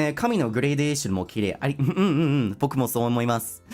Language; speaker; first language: Japanese; non-native, learner; English